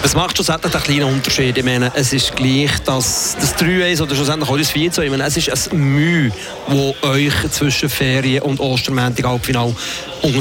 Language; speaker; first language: German; native; German